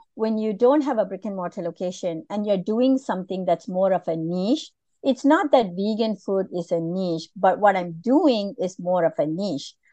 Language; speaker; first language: English; non-native, local second language; Tamil